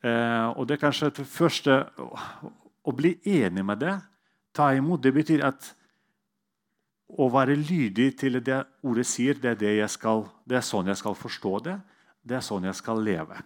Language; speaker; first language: Norwegian; non-native, fluent; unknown